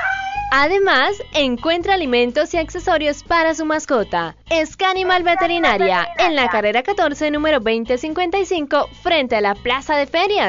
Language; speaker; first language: Spanish; native; Spanish